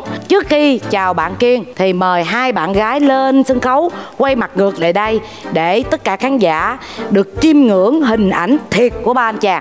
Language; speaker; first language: Vietnamese; native; Vietnamese